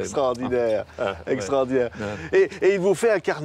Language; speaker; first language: French; native; French